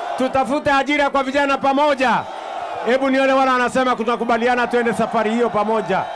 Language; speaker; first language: Swahili; non-native, local second language; Kalenjin